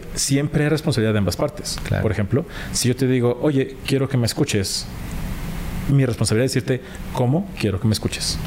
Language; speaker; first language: Spanish; native; Spanish